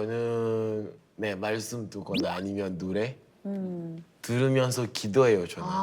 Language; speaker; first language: Korean; early bilingual, heritage; English